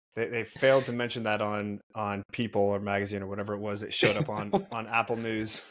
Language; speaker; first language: English; native; English